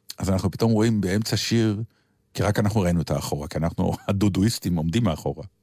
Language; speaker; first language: Hebrew; native; Hebrew